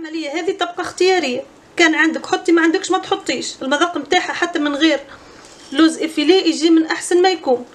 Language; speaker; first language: Arabic; native; Arabic